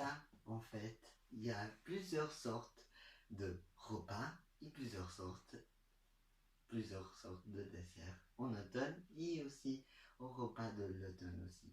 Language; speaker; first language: French; non-native, learner; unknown